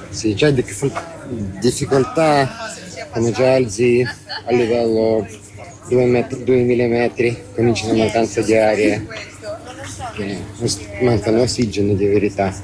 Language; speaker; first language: Italian; non-native, learner; Ukrainian